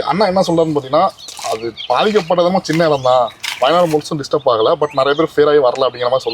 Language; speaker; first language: Tamil; native; Tamil